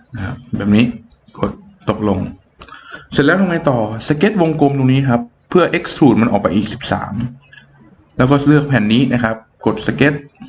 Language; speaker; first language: Thai; native; Thai